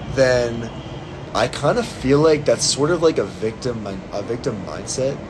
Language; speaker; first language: English; native; English